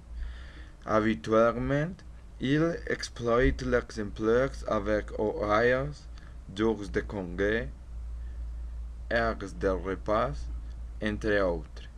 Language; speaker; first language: French; non-native, learner; Spanish